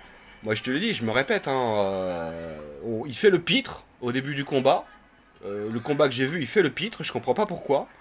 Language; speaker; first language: French; native; French